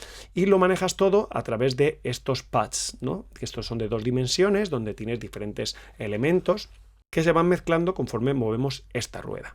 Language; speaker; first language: Spanish; native; Spanish